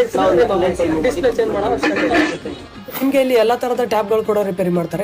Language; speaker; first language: Kannada; native; Kannada